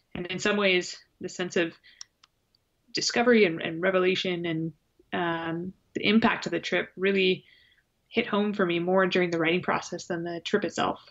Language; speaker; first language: English; native; English